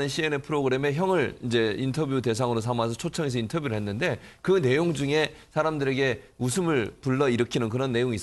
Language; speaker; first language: Korean; native; Korean